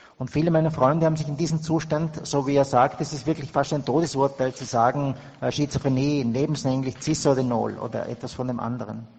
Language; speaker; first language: German; native; German